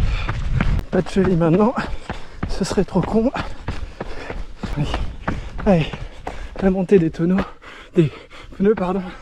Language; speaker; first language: French; native; French